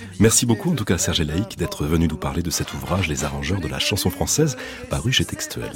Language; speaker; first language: French; native; French